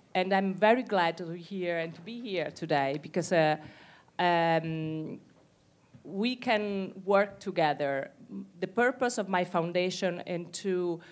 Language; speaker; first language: English; non-native, fluent; Italian